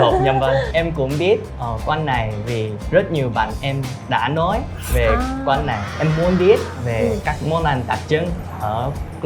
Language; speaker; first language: Vietnamese; non-native, learner; Korean